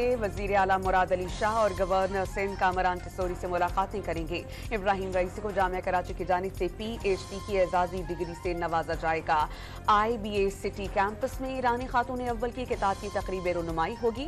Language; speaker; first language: Urdu; native; Urdu